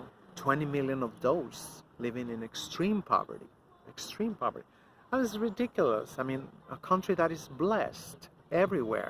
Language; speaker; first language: English; non-native, fluent; Spanish